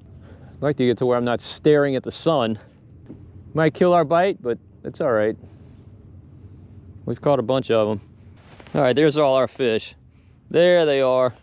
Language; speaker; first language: English; native; English